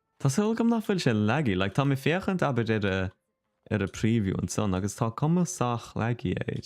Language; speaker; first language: Irish; native; Irish